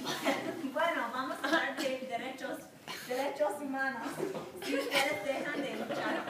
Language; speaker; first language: Spanish; non-native, learner; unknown